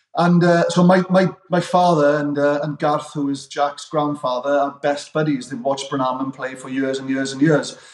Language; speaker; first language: English; native; English